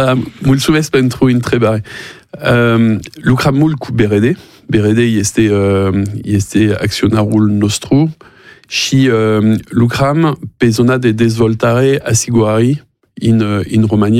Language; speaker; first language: Romanian; non-native, learner; French